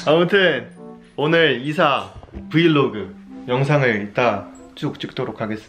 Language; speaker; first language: Korean; native; Korean